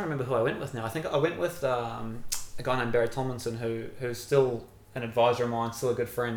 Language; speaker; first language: English; native; English